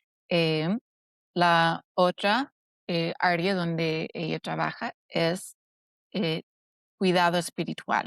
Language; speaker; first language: Spanish; non-native, fluent; English